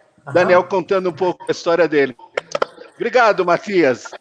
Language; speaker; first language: Portuguese; native; Portuguese